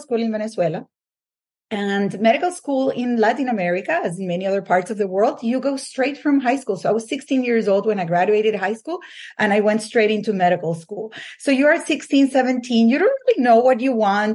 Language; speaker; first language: English; non-native, fluent; Spanish